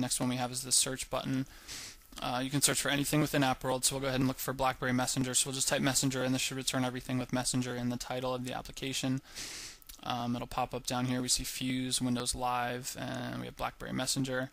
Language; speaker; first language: English; native; English